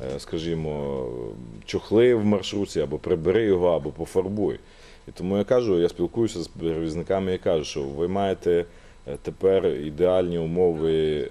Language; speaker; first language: Ukrainian; native; Ukrainian